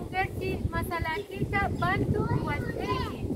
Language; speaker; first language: Indonesian; non-native, learner; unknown